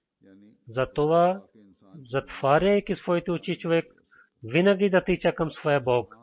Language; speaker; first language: Bulgarian; non-native, fluent; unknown